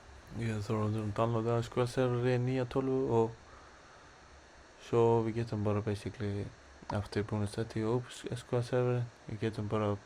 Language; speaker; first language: Icelandic; non-native, learner; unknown